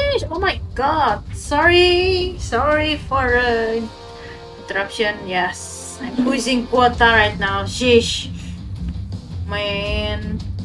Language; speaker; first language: English; non-native, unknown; Indonesian